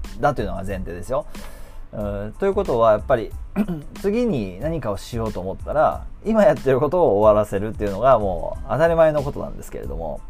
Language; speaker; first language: Japanese; native; Japanese